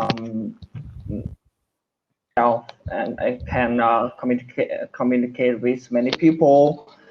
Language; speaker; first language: English; non-native, learner; Vietnamese